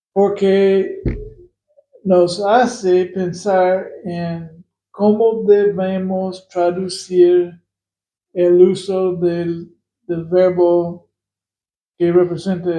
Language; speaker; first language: Spanish; non-native, fluent; English